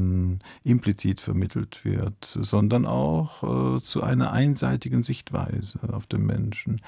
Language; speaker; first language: German; early bilingual, other home language; Italian